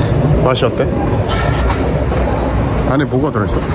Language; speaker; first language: Korean; native; Korean